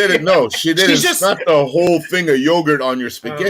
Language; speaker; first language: English; native; English